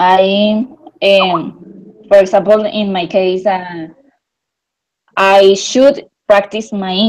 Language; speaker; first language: English; non-native, learner; Spanish